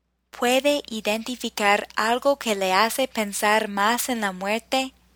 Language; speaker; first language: Spanish; non-native, fluent; English